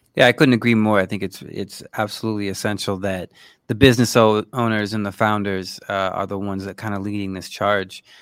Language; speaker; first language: English; native; English